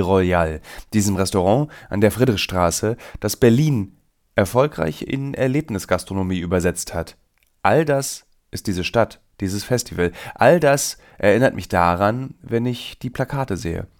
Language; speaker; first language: German; native; German